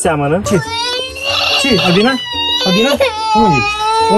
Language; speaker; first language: Romanian; native; Romanian